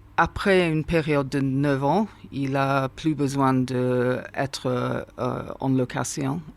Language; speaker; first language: French; non-native, fluent; English